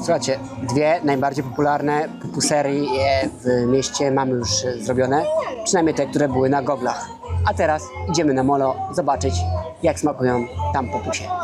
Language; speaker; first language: Polish; native; Polish